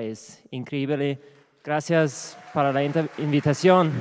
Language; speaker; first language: Spanish; non-native, learner; German